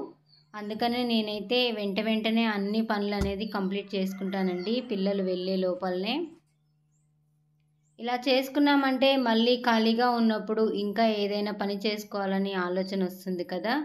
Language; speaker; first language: Telugu; native; Telugu